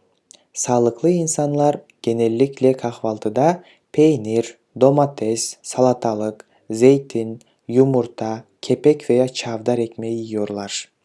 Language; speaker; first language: Turkish; non-native, fluent; Kyrgyz